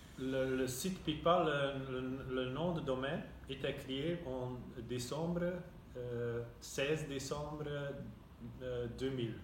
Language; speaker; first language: French; non-native, local second language; Dutch